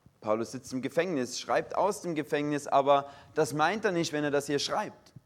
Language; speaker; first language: German; native; German